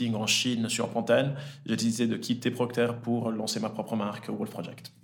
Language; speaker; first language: French; early bilingual, other home language; Italian